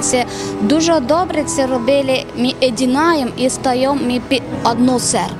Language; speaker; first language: Ukrainian; non-native, learner; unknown